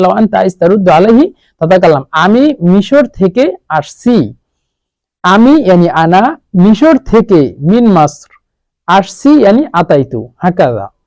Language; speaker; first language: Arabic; non-native, fluent; Bangla